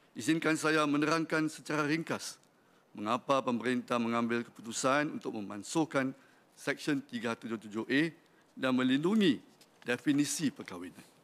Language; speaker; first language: Malay; native; Malay